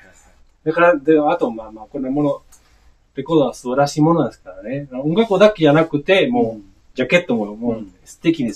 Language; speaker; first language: Japanese; non-native, fluent; Spanish